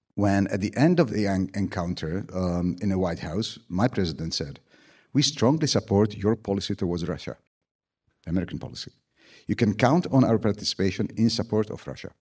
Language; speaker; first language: English; non-native, fluent; Slovak